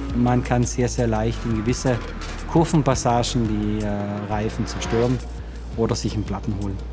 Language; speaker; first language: German; native; German